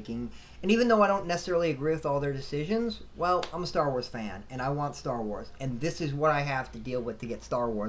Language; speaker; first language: English; native; English